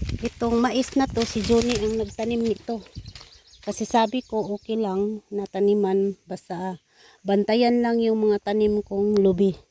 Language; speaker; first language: Filipino; non-native, local second language; Cebuano